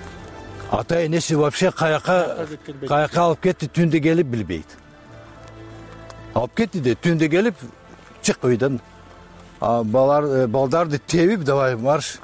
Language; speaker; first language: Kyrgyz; non-native, local second language; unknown